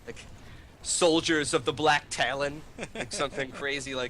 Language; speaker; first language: English; native; English